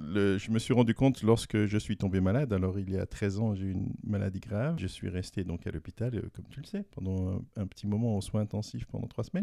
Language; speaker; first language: French; native; French